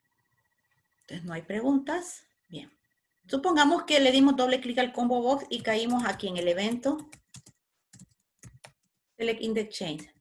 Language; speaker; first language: Spanish; native; Spanish